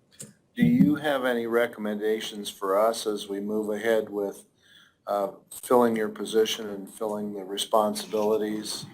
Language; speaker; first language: English; native; English